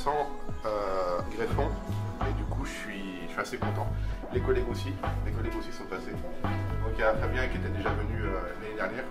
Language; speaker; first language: French; native; French